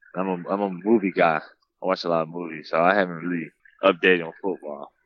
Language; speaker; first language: English; native; English